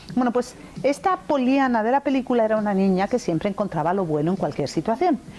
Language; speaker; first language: Spanish; early bilingual, other home language; English